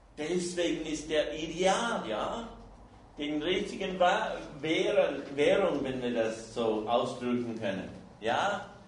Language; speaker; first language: German; non-native, fluent; English